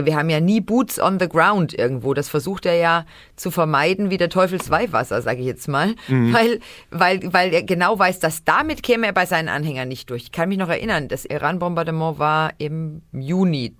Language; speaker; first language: German; native; German